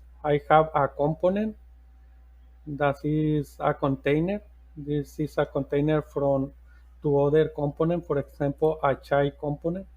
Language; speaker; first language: English; non-native, learner; Spanish